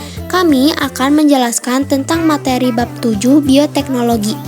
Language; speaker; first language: Indonesian; native; Indonesian